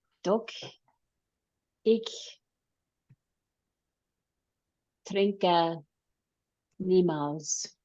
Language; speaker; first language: German; non-native, learner; English